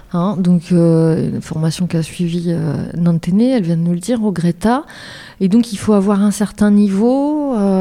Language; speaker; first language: French; native; French